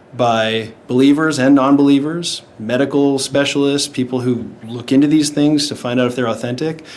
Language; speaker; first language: English; native; English